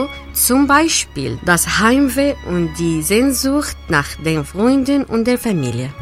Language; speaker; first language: German; non-native, fluent; Arabic